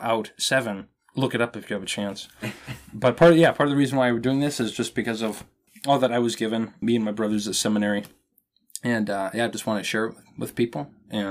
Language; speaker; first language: English; native; English